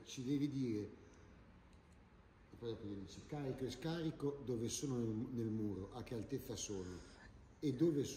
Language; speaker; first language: Italian; native; Italian